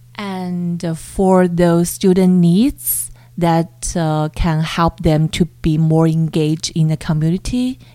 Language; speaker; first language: English; non-native, fluent; Chinese